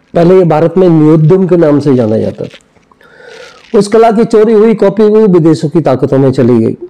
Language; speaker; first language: Hindi; native; Hindi